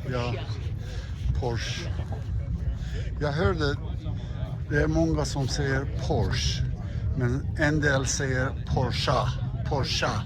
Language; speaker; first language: Swedish; early bilingual, heritage; Swedish